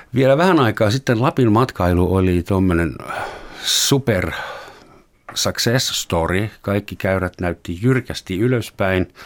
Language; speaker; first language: Finnish; non-native, fluent; German